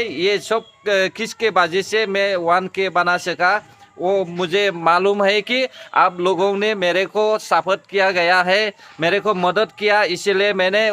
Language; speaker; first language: Hindi; non-native, local second language; Bodo